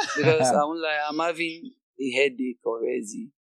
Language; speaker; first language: English; non-native, local second language; Yoruba